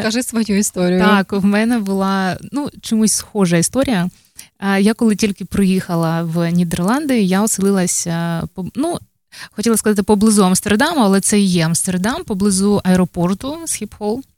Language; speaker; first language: Ukrainian; native; Ukrainian